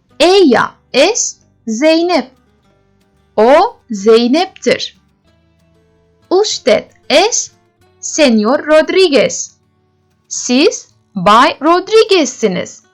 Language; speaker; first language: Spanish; non-native, learner; Turkish